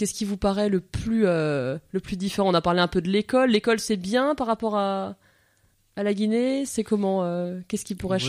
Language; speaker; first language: French; native; French